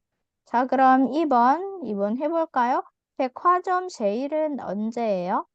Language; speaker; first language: Korean; non-native, fluent; Indonesian